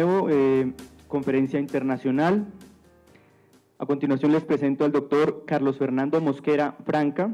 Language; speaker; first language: Spanish; native; Spanish